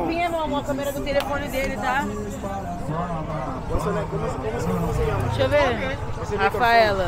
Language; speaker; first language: Portuguese; native; Portuguese